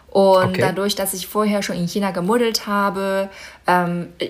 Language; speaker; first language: German; non-native, fluent; Chinese